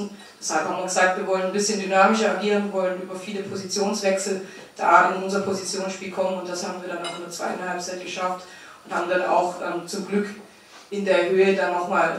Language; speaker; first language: German; native; German